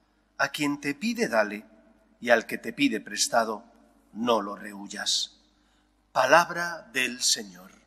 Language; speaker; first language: Spanish; native; Spanish